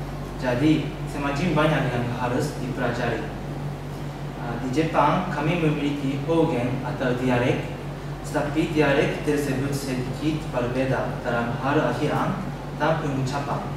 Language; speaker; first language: Indonesian; non-native, learner; Japanese